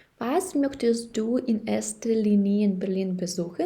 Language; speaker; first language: German; non-native, fluent; Ukrainian